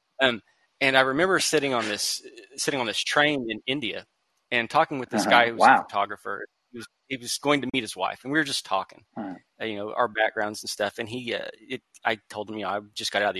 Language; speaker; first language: English; native; English